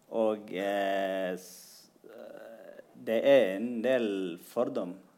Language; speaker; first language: Norwegian; non-native, fluent; Tigrinya